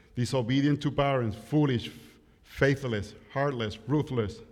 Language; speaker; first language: English; non-native, fluent; Spanish